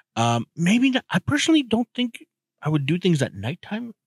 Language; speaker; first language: English; native; English